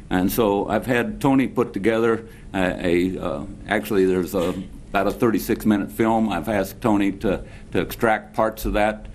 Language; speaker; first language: English; native; English